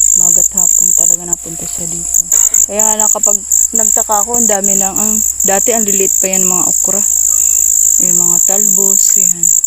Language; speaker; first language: Filipino; native; Filipino